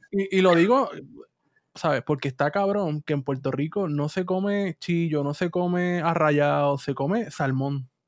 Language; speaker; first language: Spanish; native; Spanish